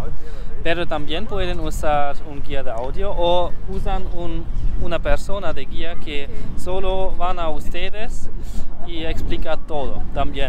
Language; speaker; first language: Spanish; non-native, learner; German